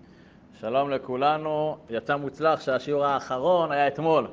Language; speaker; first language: Hebrew; native; Hebrew